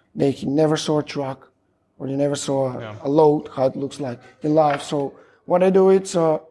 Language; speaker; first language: English; non-native, fluent; Macedonian